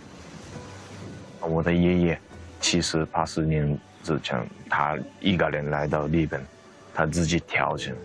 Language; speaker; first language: Chinese; non-native, fluent; Japanese